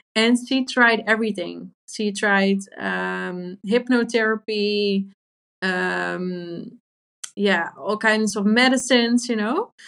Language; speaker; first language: English; non-native, fluent; Dutch